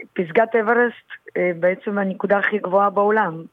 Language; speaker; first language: Hebrew; early bilingual, other home language; Russian